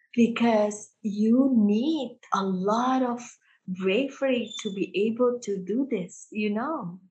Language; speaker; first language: English; early bilingual, heritage; Indonesian